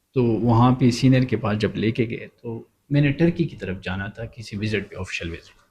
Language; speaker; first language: Urdu; early bilingual, other home language; Pashto